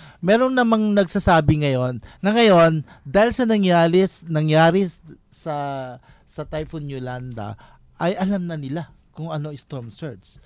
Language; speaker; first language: Filipino; native; Filipino